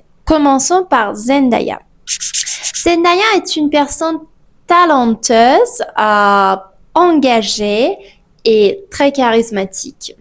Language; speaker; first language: French; non-native, fluent; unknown